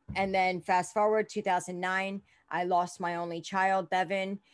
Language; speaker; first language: English; native; English